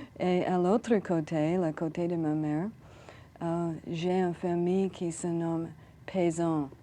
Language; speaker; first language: French; non-native, learner; English